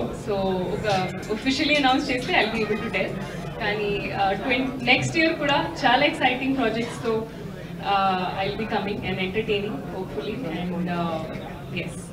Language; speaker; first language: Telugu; non-native, local second language; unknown